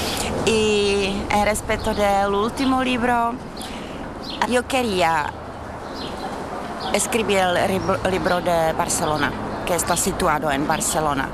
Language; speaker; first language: Spanish; non-native, fluent; Czech